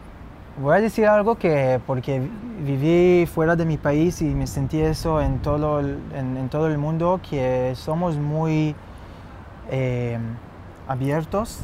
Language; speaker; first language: Spanish; non-native, fluent; Hebrew